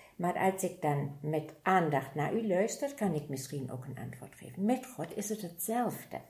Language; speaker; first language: Dutch; non-native, fluent; German